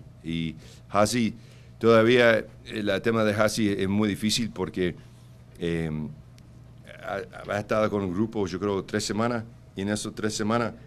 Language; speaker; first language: Spanish; early bilingual, heritage; Spanish